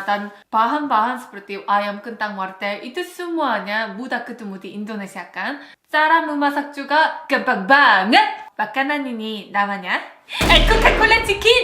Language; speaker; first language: Indonesian; non-native, fluent; Korean